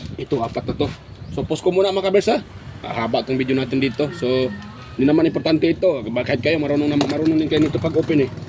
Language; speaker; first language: Filipino; non-native, local second language; Cebuano